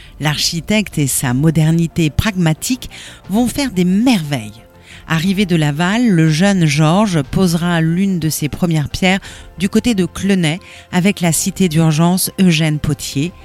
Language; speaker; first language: French; native; French